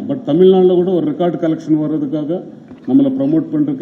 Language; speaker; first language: Tamil; non-native, learner; Telugu